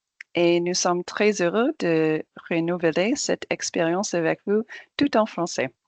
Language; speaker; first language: French; non-native, fluent; English